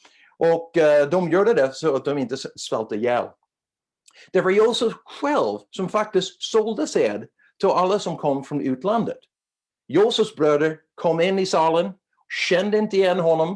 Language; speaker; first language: Swedish; non-native, fluent; English